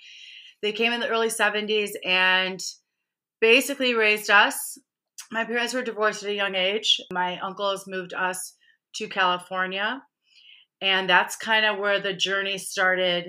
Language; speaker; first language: English; early bilingual, other home language; Albanian